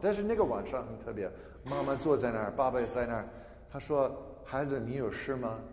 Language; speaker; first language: Chinese; non-native, fluent; English